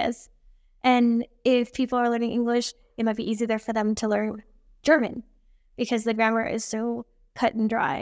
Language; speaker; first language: English; native; English